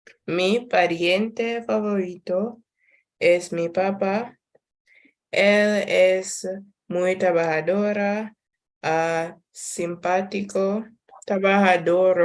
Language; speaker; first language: Spanish; non-native, learner; English